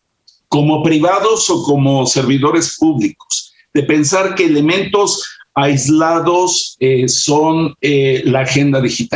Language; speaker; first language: Spanish; native; Spanish